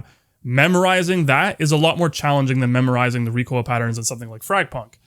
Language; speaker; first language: English; native; English